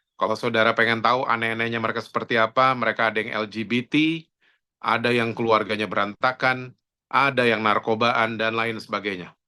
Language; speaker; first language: Indonesian; native; Indonesian